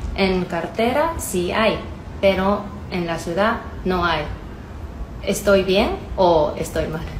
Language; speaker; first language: Spanish; non-native, learner; Japanese